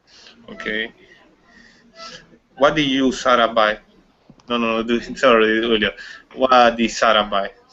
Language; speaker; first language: English; non-native, learner; Spanish